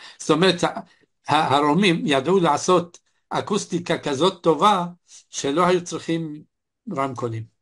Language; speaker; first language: Hebrew; non-native, fluent; Arabic